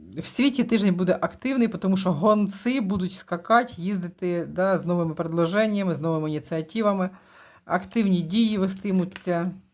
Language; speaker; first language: Ukrainian; non-native, local second language; Russian